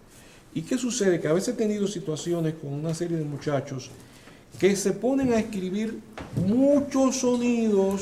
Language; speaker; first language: Spanish; native; Spanish